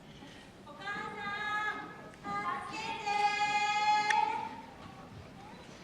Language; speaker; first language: Japanese; native; Japanese